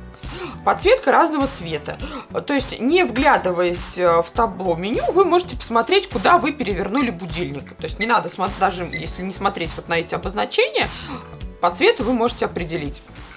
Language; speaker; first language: Russian; native; Russian